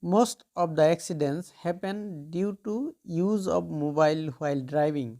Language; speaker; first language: English; non-native, local second language; Assamese